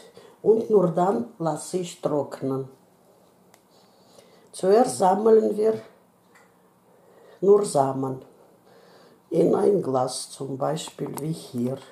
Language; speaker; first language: German; non-native, learner; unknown